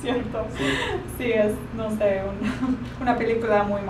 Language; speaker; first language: Spanish; non-native, learner; English